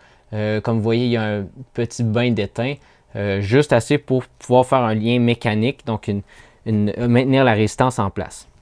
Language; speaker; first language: French; native; French